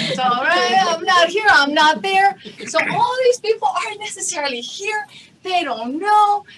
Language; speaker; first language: English; non-native, fluent; Spanish